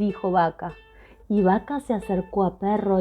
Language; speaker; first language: Spanish; native; Spanish